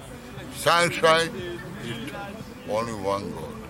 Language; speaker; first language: English; non-native, learner; Romany